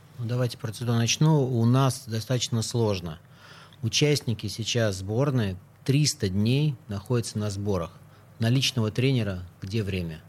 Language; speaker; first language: Russian; native; Russian